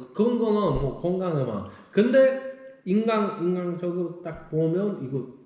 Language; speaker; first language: Korean; non-native, learner; Uzbek